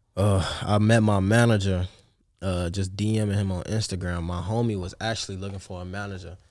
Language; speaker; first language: English; native; English